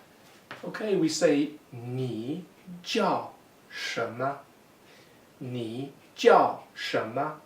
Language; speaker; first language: Chinese; non-native, fluent; English